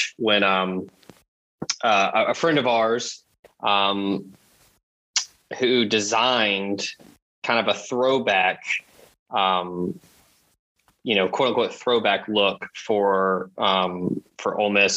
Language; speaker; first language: English; native; English